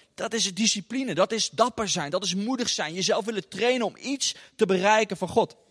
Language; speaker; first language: Dutch; native; Dutch